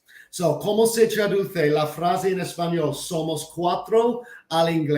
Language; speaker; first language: Spanish; non-native, fluent; English